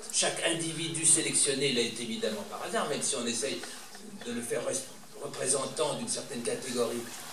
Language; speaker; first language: French; native; French